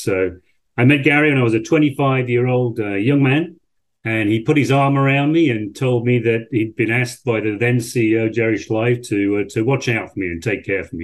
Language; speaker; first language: English; native; English